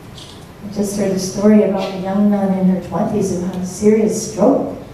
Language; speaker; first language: English; native; English